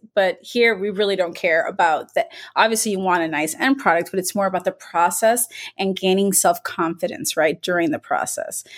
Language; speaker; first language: English; native; English